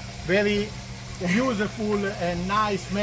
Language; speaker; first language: English; non-native, learner; Italian